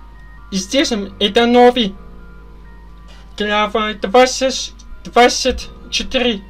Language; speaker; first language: Russian; non-native, learner; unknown